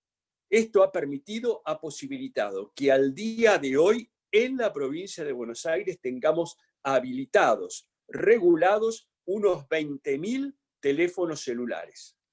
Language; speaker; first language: Spanish; native; Spanish